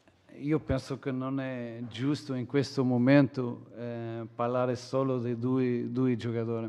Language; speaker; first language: Italian; non-native, fluent; Portuguese